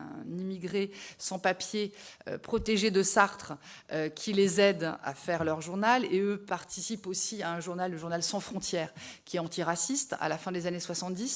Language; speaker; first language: French; native; French